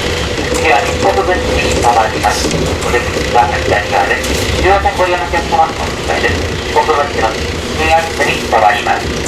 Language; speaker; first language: Japanese; native; Japanese